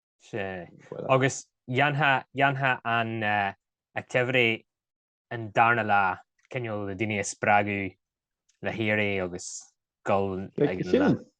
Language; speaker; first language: Irish; native; Irish